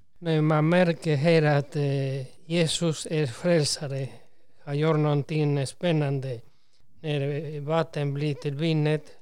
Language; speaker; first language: Swedish; non-native, fluent; Spanish